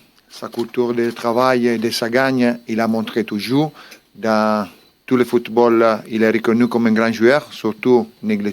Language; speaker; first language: French; non-native, fluent; Italian